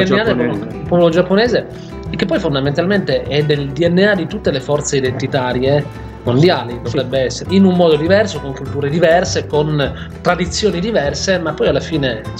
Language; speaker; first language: Italian; native; Italian